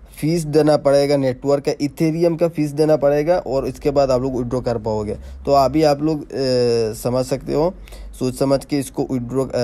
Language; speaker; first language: Hindi; native; Hindi